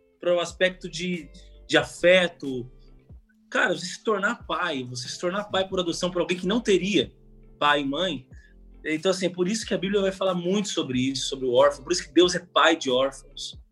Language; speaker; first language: Portuguese; native; Portuguese